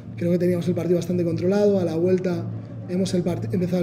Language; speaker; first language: Spanish; non-native, local second language; Basque